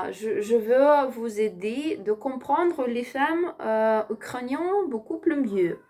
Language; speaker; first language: French; non-native, learner; Ukrainian